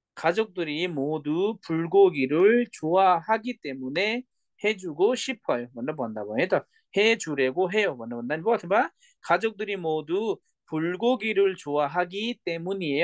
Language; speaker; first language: Korean; non-native, fluent; Nepali